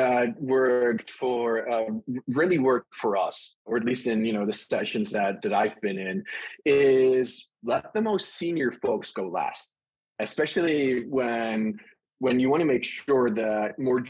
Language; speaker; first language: English; non-native, fluent; Dutch